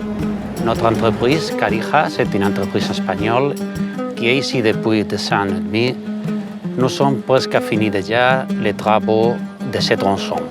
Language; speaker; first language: French; non-native, learner; Spanish